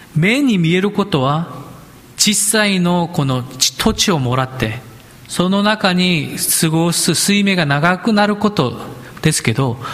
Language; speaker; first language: Japanese; non-native, fluent; Korean